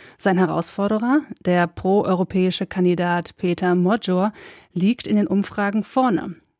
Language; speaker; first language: German; native; German